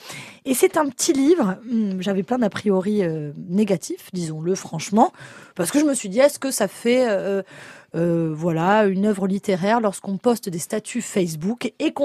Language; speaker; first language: French; native; French